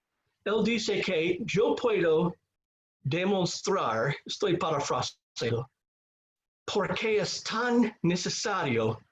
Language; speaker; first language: Spanish; non-native, fluent; English